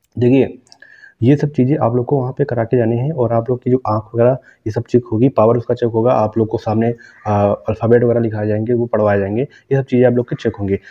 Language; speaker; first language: Hindi; native; Hindi